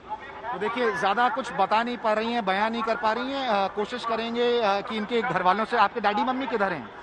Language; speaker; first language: Hindi; native; Hindi